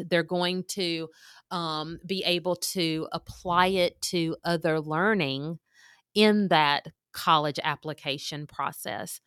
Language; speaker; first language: English; native; English